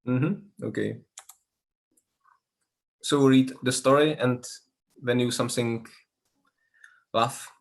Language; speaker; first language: English; non-native, learner; Czech